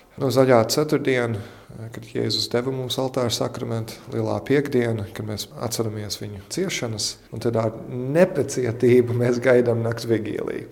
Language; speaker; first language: Latvian; early bilingual, heritage; Latvian